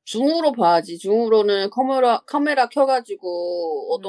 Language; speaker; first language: Korean; non-native, fluent; Chinese